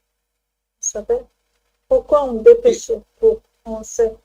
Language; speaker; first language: French; non-native, learner; Persian